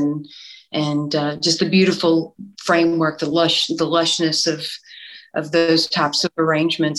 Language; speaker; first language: English; native; English